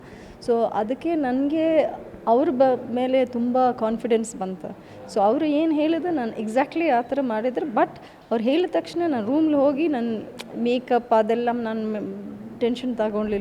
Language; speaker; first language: Kannada; early bilingual, heritage; English